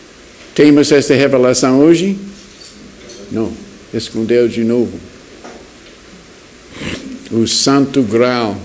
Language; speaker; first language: Portuguese; non-native, fluent; English